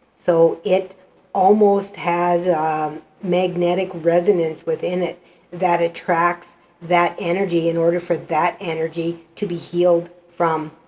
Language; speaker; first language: English; native; English